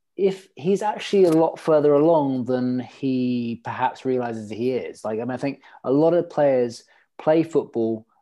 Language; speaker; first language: English; early bilingual, other home language; Norwegian